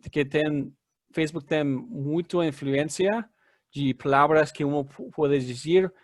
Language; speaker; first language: Spanish; non-native, fluent; English